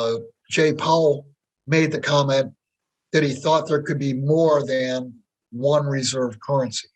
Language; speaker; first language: English; native; English